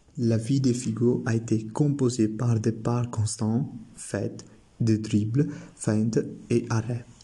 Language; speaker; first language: French; non-native, learner; Italian